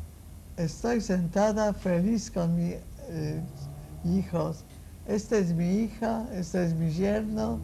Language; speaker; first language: Spanish; non-native, fluent; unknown